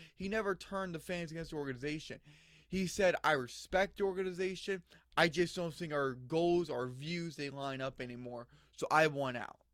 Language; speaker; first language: English; native; English